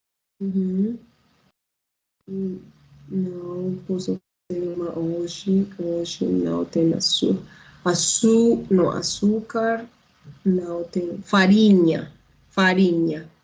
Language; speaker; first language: Portuguese; non-native, learner; Spanish